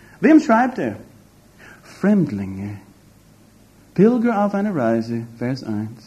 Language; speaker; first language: German; non-native, fluent; English